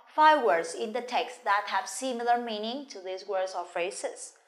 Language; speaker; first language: English; non-native, fluent; Vietnamese